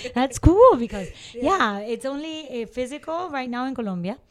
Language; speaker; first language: English; non-native, fluent; Spanish